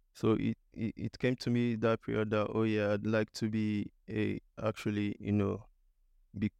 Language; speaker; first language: English; non-native, local second language; Igbo